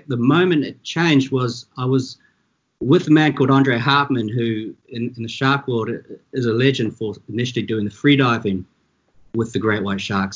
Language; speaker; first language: English; native; English